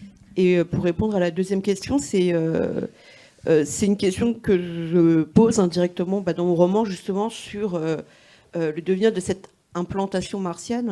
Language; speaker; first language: French; native; French